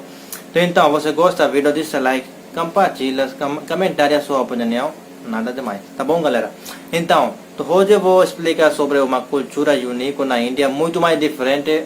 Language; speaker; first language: Portuguese; non-native, learner; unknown